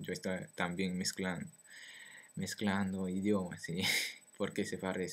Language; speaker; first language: Spanish; non-native, learner; French